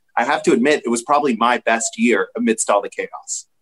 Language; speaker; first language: English; native; English